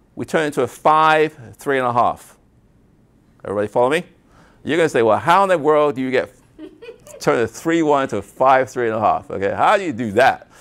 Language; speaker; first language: English; native; English